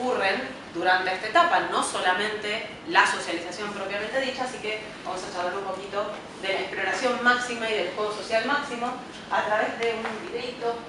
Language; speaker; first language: Spanish; native; Spanish